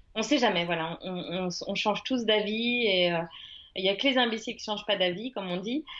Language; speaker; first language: French; native; French